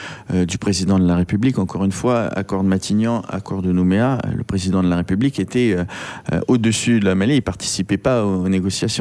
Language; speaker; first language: French; native; French